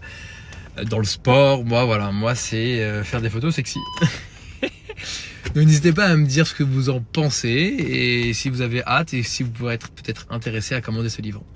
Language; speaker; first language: French; native; French